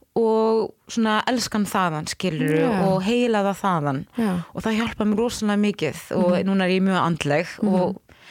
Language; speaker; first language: Icelandic; non-native, fluent; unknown